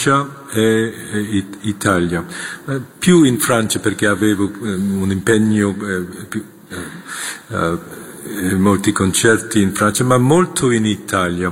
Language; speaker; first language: Italian; non-native, fluent; Korean